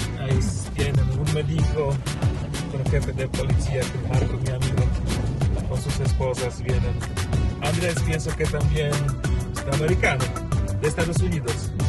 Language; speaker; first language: Spanish; non-native, learner; Polish